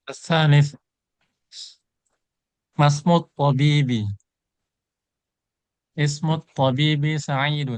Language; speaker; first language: Arabic; non-native, learner; Indonesian